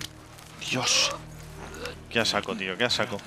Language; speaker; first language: Spanish; native; Spanish